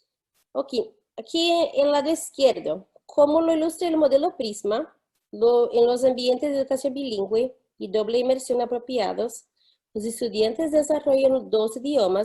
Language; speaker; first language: Spanish; non-native, fluent; English